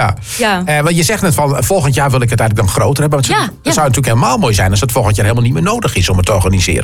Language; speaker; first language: Dutch; native; Dutch